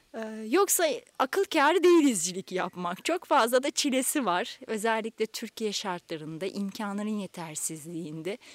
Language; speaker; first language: Turkish; native; Turkish